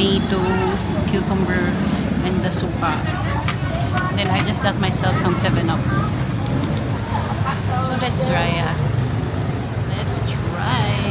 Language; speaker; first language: English; non-native, local second language; Filipino